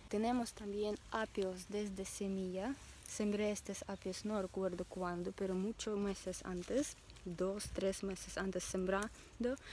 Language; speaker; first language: Spanish; non-native, learner; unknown